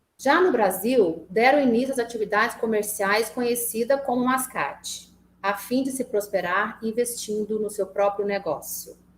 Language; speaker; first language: Portuguese; native; Portuguese